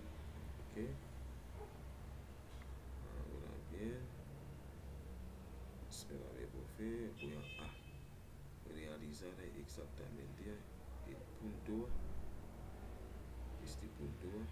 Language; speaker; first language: Spanish; non-native, learner; Haitian Creole